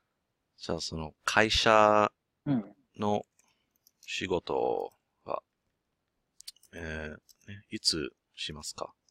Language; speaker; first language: Japanese; non-native, learner; English